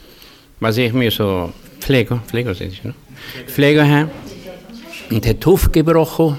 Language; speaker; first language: German; early bilingual, heritage; German